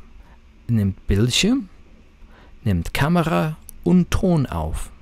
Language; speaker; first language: German; non-native, fluent; English